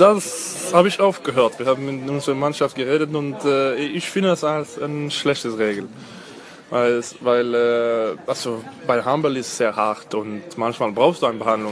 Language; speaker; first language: German; non-native, fluent; Swedish